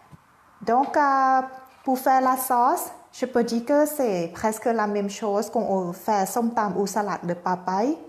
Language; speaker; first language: French; non-native, fluent; Thai